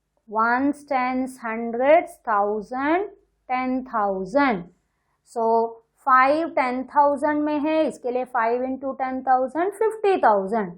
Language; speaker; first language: Hindi; non-native, local second language; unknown